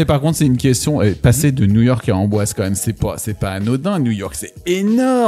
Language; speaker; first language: French; native; French